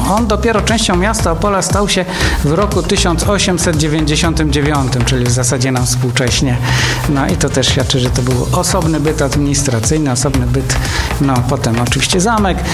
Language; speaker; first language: Polish; native; Polish